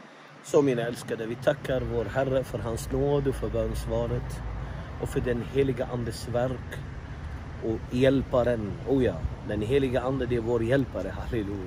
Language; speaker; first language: Swedish; non-native, fluent; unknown